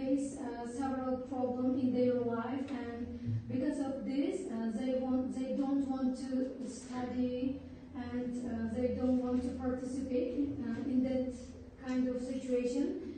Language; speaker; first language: English; non-native, learner; Uzbek